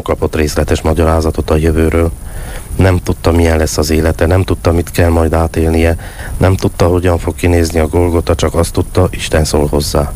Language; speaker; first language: Hungarian; native; Hungarian